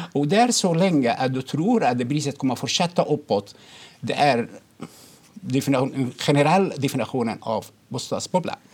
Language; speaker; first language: Swedish; non-native, fluent; Arabic